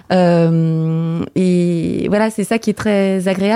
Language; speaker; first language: French; native; French